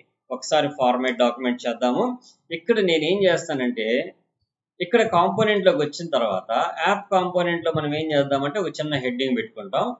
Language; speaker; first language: Telugu; native; Telugu